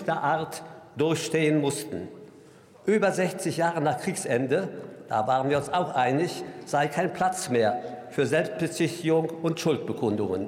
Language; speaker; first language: German; native; German